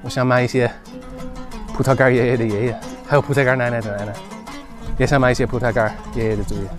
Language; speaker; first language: Chinese; non-native, fluent; English